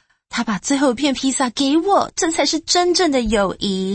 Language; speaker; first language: Chinese; native; Chinese